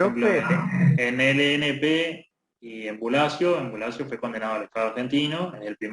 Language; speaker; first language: Spanish; native; Spanish